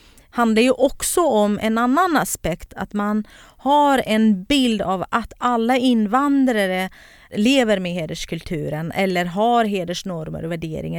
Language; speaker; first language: Swedish; non-native, fluent; Kurdish